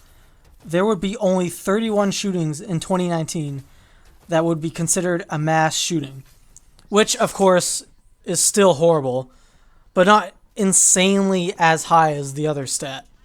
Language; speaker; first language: English; native; English